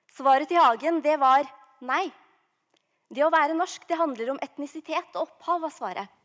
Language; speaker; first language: Norwegian; native; Norwegian